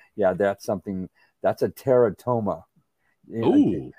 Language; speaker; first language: English; native; English